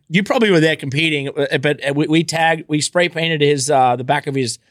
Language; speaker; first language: English; native; English